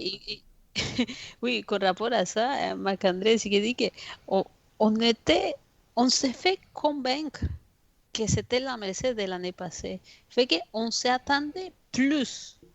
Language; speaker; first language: French; non-native, fluent; Spanish